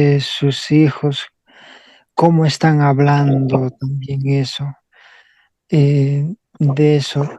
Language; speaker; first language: Spanish; non-native, local second language; Quechua